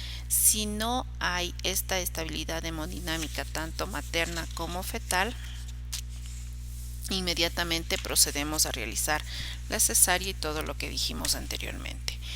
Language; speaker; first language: Spanish; native; Spanish